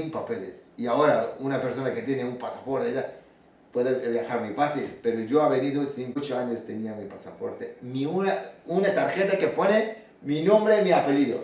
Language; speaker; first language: Spanish; non-native, learner; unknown